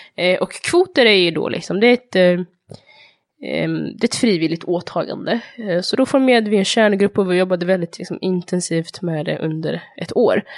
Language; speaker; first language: Swedish; early bilingual, other home language; Somali